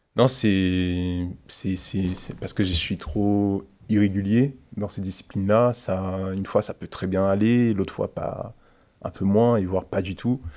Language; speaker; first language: French; early bilingual, other home language; Haitian Creole